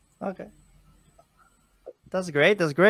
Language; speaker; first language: English; non-native, learner; Spanish